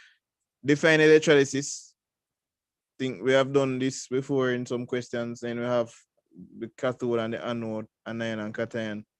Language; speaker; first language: English; native; English